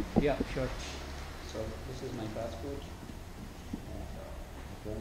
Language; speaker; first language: English; non-native, fluent; Hindi